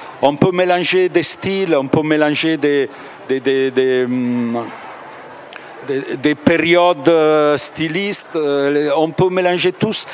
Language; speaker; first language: French; non-native, fluent; Italian